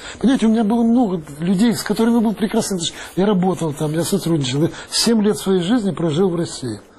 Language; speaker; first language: Russian; non-native, local second language; Ukrainian